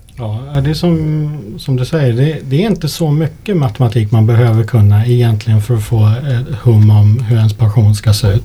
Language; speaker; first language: Swedish; early bilingual, other home language; English